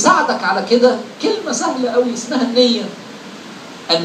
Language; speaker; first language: Arabic; native; Arabic